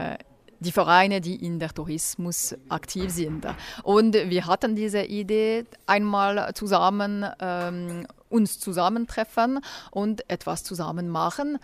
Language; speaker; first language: German; non-native, local second language; French